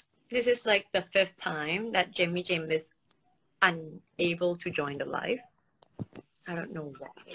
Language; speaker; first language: English; non-native, fluent; Thai